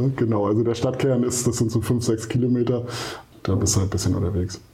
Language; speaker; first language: German; native; German